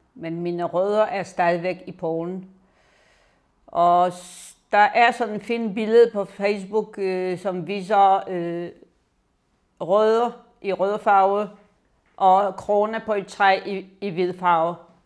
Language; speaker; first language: Danish; non-native, fluent; Polish